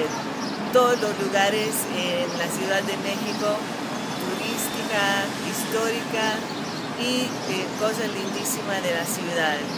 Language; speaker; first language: Spanish; non-native, fluent; English